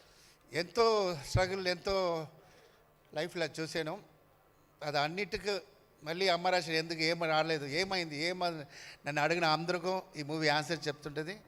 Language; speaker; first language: Telugu; non-native, fluent; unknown